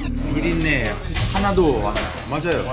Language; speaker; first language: Korean; non-native, fluent; Italian